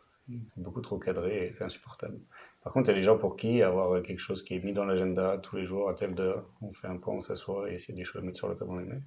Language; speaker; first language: French; native; French